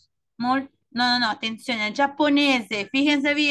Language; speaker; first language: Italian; non-native, fluent; Spanish